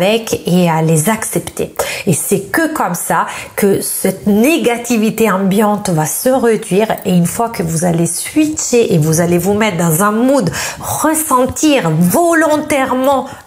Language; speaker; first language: French; non-native, fluent; Italian